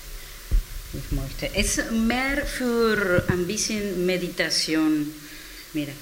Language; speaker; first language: German; non-native, learner; Spanish